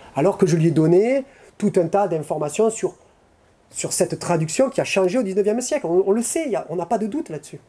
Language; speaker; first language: French; native; French